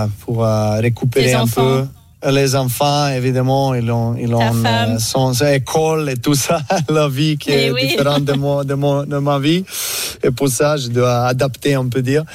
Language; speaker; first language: French; non-native, learner; Serbian